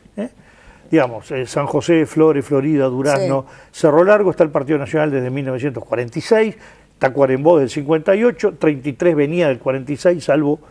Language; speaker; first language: Spanish; native; Spanish